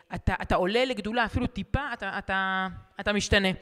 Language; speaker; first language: Hebrew; native; Hebrew